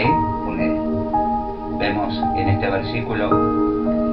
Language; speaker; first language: Spanish; native; Spanish